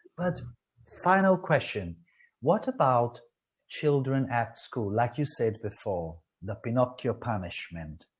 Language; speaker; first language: English; non-native, fluent; Italian